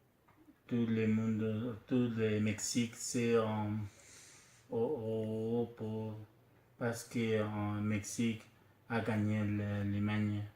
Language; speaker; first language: French; non-native, learner; Spanish